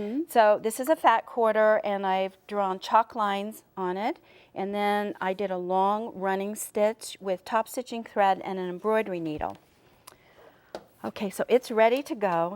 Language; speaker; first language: English; native; English